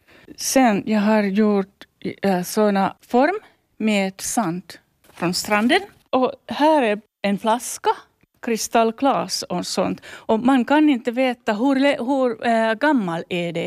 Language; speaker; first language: Swedish; non-native, learner; Finnish